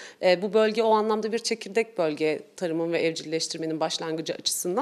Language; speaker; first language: Turkish; native; Turkish